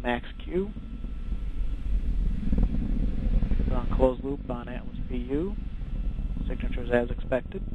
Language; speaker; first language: English; native; English